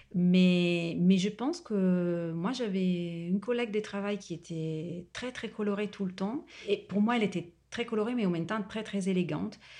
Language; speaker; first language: French; non-native, fluent; Italian